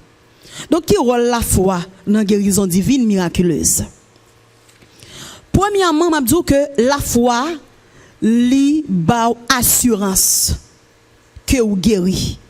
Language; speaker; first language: French; non-native, local second language; Haitian Creole